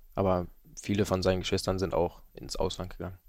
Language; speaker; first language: German; native; German